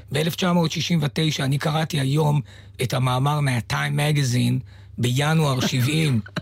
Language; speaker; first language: Hebrew; native; Hebrew